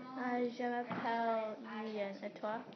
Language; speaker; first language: French; non-native, learner; English